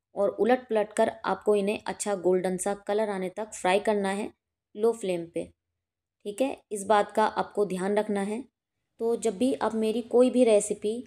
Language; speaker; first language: Hindi; native; Hindi